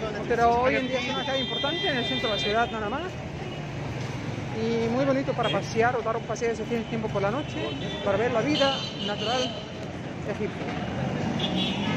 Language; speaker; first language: Spanish; non-native, fluent; Arabic